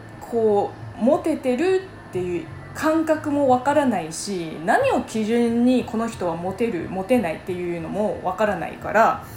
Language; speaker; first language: Japanese; non-native, fluent; Chinese